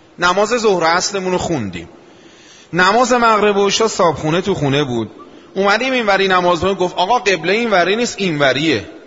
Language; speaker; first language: Persian; non-native, local second language; Azerbaijani